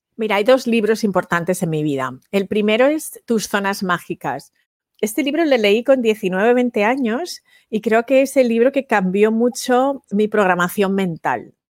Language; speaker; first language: Spanish; native; Spanish